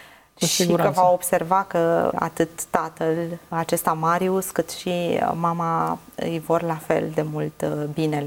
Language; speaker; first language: Romanian; native; Romanian